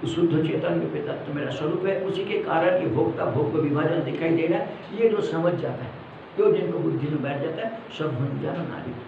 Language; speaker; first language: Hindi; non-native, local second language; Malayalam